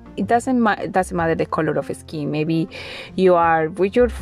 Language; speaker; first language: English; non-native, fluent; Spanish